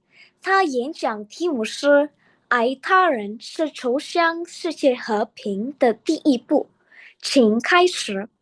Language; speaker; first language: Chinese; non-native, learner; Indonesian